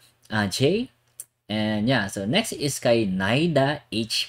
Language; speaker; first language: English; non-native, local second language; Filipino